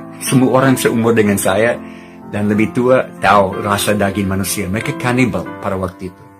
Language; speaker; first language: Indonesian; non-native, fluent; English